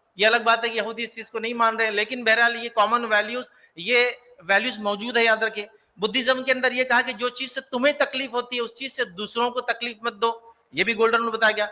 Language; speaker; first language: Urdu; native; Urdu